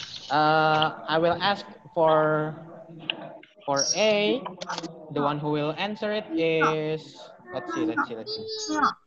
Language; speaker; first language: English; non-native, fluent; Indonesian